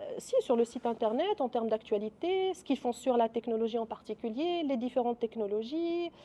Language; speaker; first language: French; non-native, local second language; Arabic